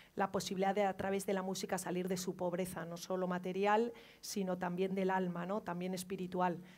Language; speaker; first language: Spanish; native; Spanish